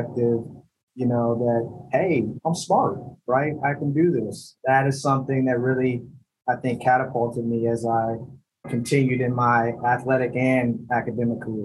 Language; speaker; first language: English; native; English